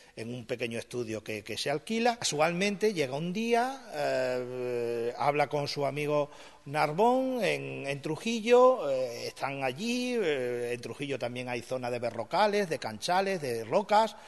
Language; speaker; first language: Spanish; native; Spanish